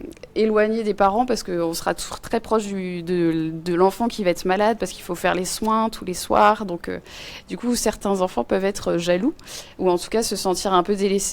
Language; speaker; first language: French; native; French